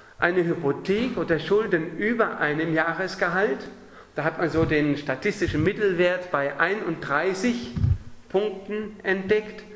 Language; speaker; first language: German; native; German